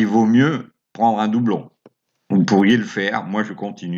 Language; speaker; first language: French; native; French